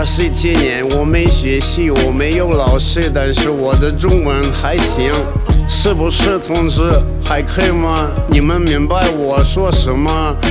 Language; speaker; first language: Chinese; non-native, learner; Russian